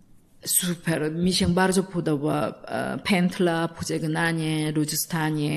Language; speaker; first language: Polish; non-native, learner; Korean